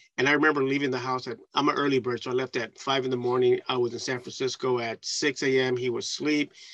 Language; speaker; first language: English; early bilingual, other home language; Spanish